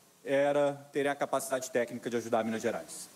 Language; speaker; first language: Portuguese; native; Portuguese